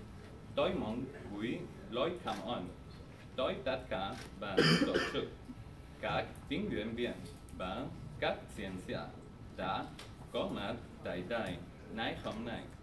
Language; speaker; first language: Vietnamese; non-native, learner; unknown